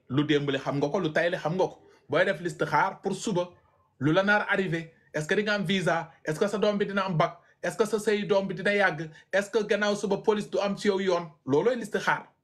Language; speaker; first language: Wolof; non-native, local second language; Fula